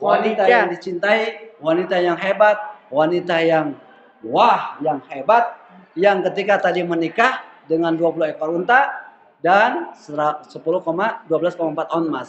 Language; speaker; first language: Indonesian; non-native, local second language; Sundanese